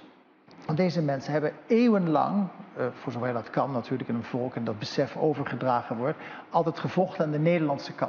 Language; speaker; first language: Dutch; native; Dutch